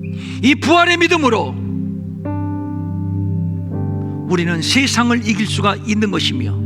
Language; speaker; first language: Korean; native; Korean